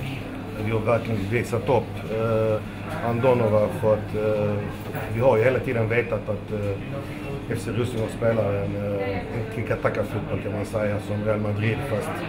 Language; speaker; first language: Swedish; early bilingual, other home language; Macedonian